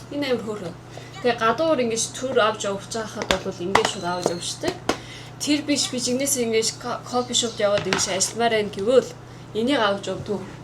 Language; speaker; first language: Mongolian; early bilingual, heritage; Mongolian